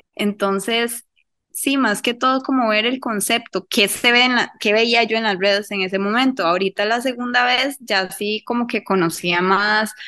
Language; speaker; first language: Spanish; native; Spanish